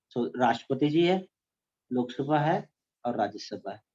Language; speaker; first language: Hindi; non-native, local second language; Punjabi